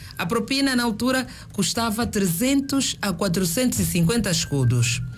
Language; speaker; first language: Portuguese; native; Portuguese